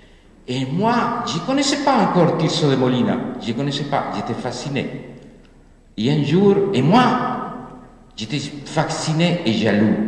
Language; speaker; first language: French; non-native, fluent; Spanish